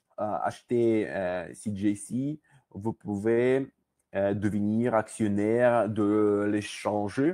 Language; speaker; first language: French; non-native, learner; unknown